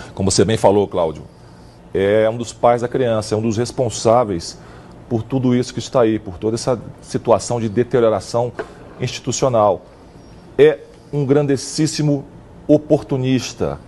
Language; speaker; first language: Portuguese; native; Portuguese